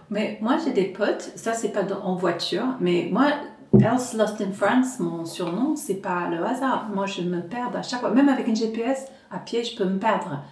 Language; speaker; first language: French; non-native, fluent; English